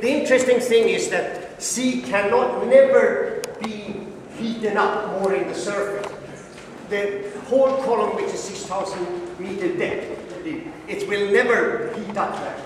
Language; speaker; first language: English; non-native, fluent; Swedish